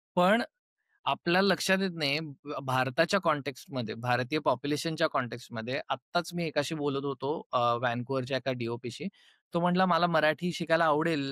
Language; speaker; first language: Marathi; native; Marathi